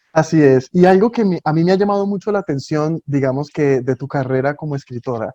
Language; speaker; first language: Spanish; native; Spanish